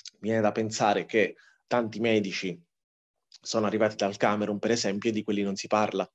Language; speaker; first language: Italian; early bilingual, other home language; Tigrinya